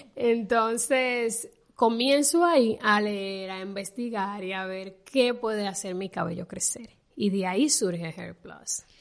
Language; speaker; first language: Spanish; native; Spanish